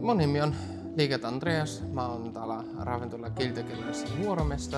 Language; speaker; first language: Finnish; non-native, fluent; German